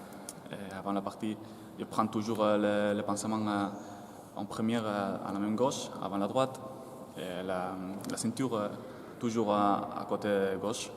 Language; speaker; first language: French; non-native, fluent; Spanish